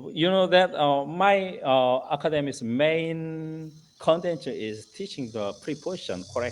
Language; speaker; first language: English; non-native, learner; Korean